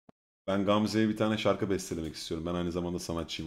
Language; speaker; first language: Turkish; early bilingual, heritage; Turkish